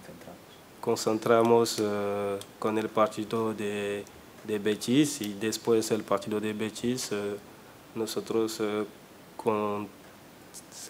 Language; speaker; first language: Spanish; non-native, learner; French